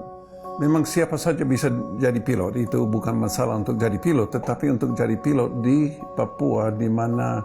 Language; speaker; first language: Indonesian; non-native, fluent; English